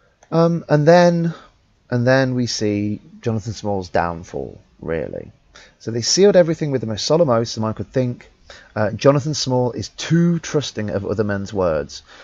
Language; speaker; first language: English; native; English